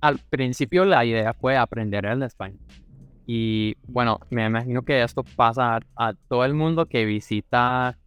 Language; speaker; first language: Spanish; non-native, fluent; English